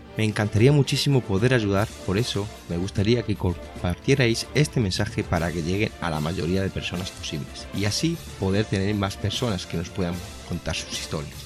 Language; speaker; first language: Spanish; native; Spanish